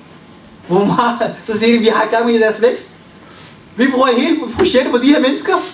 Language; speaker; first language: Danish; early bilingual, other home language; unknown